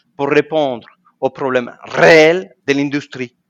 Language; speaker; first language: French; non-native, fluent; Spanish